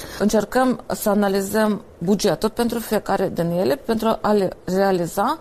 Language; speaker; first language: Romanian; native; Romanian